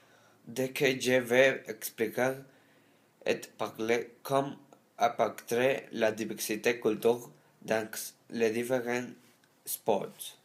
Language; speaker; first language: French; non-native, learner; Spanish